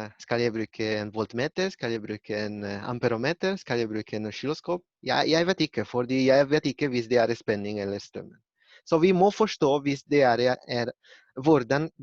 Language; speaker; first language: Norwegian; non-native, learner; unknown